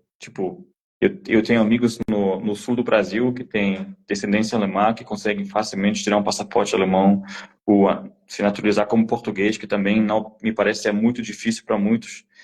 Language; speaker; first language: Portuguese; native; Portuguese